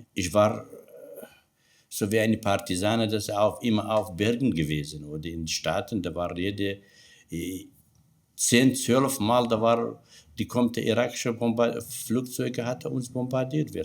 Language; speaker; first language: German; non-native, learner; Kurdish